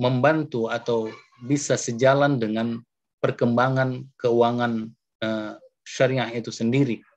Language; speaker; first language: Indonesian; native; Indonesian